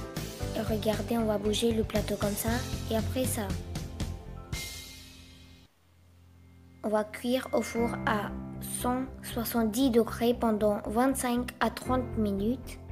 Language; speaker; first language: French; non-native, fluent; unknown